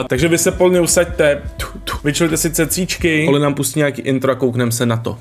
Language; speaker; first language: Czech; native; Czech